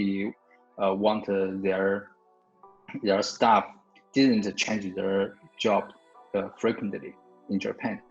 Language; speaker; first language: English; non-native, learner; Chinese